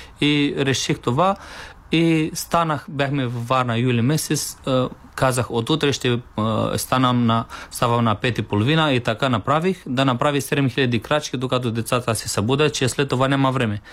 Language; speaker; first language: Bulgarian; non-native, learner; Romanian